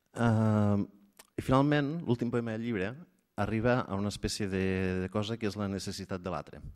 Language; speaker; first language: Catalan; native; Catalan